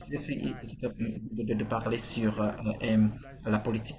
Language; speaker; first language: French; non-native, fluent; Portuguese